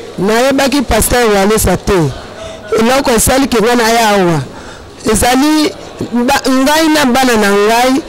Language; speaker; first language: Lingala; native; Lingala